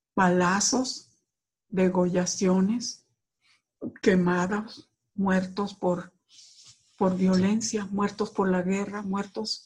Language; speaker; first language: Spanish; native; Spanish